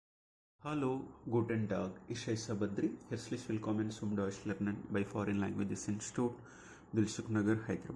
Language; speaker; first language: German; non-native, fluent; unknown